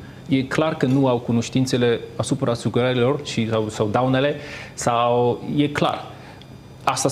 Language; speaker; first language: Romanian; non-native, fluent; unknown